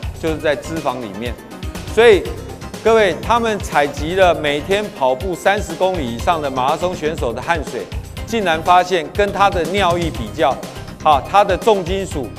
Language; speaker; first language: Chinese; native; Chinese